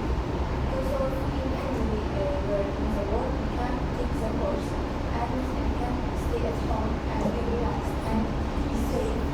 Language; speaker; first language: English; non-native, learner; Kurdish